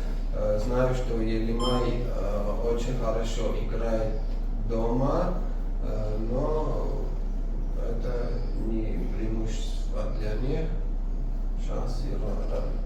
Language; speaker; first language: Russian; non-native, fluent; Armenian